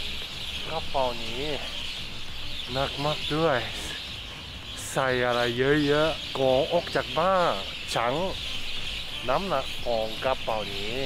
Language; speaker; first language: Thai; non-native, learner; Japanese